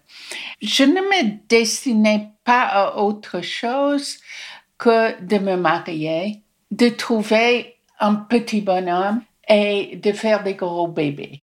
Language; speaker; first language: French; non-native, fluent; English